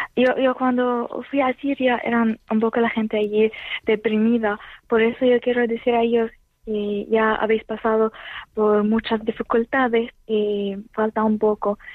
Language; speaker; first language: Spanish; non-native, learner; Arabic